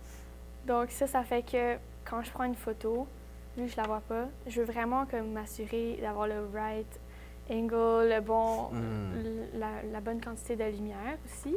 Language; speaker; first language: French; native; French